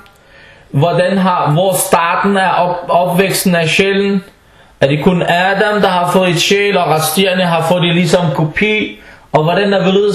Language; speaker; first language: Danish; non-native, fluent; Arabic